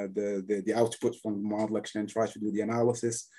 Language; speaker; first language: English; non-native, fluent; Arabic